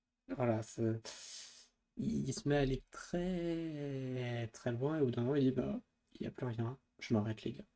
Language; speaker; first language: French; native; French